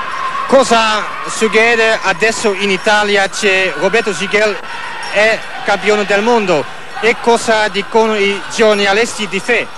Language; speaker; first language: Italian; non-native, learner; Dutch